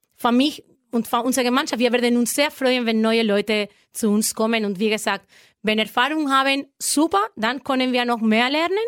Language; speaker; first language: German; non-native, learner; Spanish